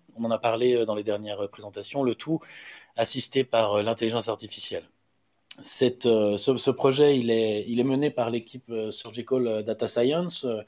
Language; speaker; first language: French; native; French